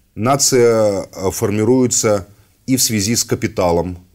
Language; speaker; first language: Russian; native; Russian